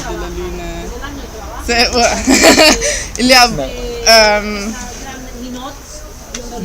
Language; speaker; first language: French; non-native, learner; Italian